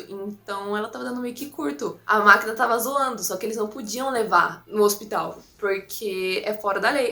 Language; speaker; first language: Portuguese; native; Portuguese